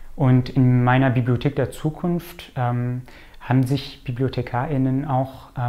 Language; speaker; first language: German; non-native, fluent; French